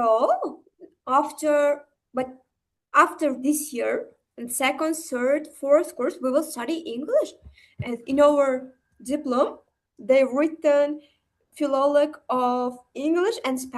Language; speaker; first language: English; non-native, learner; Uzbek